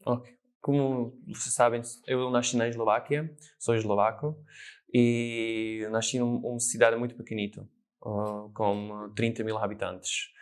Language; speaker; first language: Portuguese; non-native, fluent; Slovak